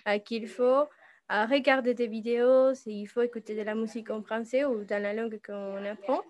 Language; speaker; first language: French; non-native, fluent; Spanish